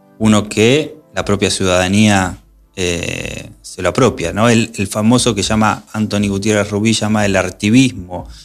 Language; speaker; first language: Spanish; native; Spanish